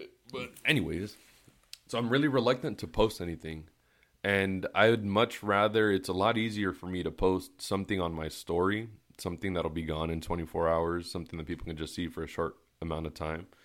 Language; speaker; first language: English; early bilingual, other home language; Spanish